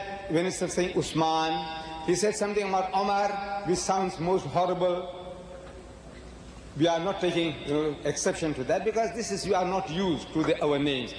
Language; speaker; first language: English; early bilingual, other home language; Gujarati